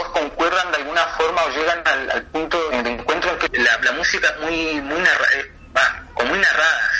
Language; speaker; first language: Spanish; native; Spanish